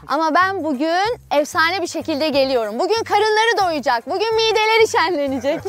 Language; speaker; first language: Turkish; native; Turkish